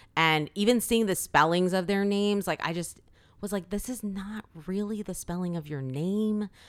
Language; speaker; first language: English; early bilingual, other home language; Korean